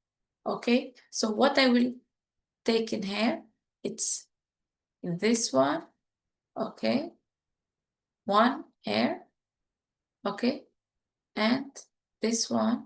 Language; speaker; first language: English; non-native, fluent; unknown